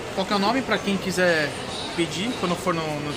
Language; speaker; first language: Portuguese; native; Portuguese